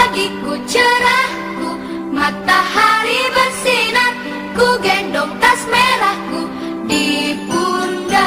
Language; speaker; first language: Indonesian; native; Indonesian